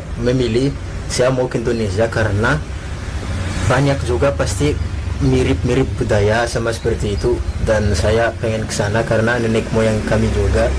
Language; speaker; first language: Indonesian; non-native, fluent; Malagasy